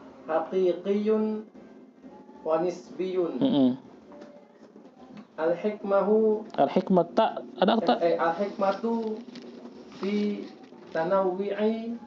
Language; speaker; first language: Arabic; non-native, learner; Indonesian